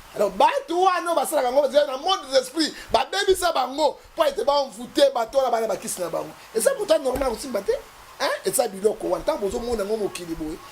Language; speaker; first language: Lingala; native; Lingala